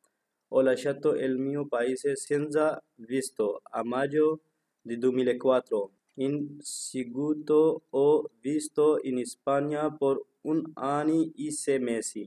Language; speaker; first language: Italian; non-native, learner; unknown